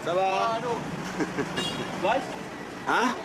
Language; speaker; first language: French; native; French